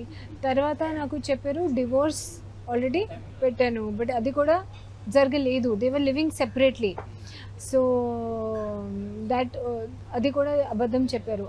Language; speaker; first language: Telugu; non-native, learner; Hindi